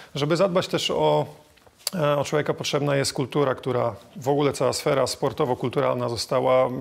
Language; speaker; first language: Polish; native; Polish